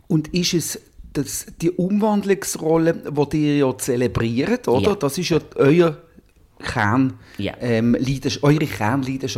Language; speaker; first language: German; native; German